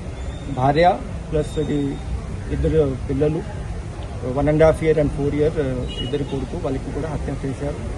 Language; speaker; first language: Telugu; non-native, local second language; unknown